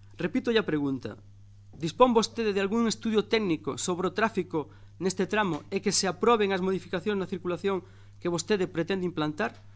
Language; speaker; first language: Galician; native; Galician